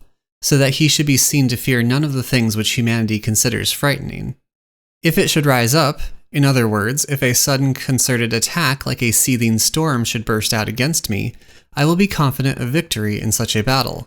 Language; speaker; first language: English; native; English